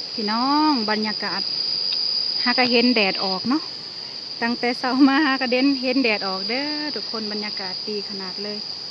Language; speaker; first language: Thai; native; Thai